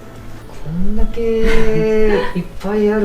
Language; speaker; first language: Japanese; native; Japanese